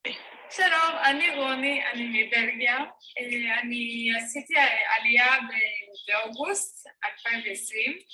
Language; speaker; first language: Hebrew; non-native, learner; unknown